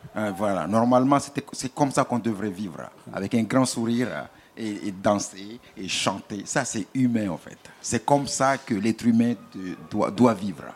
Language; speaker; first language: French; non-native, local second language; Comorian